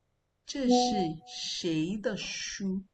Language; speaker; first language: Chinese; non-native, learner; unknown